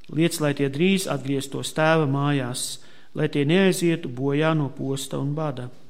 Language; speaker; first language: Latvian; native; Latvian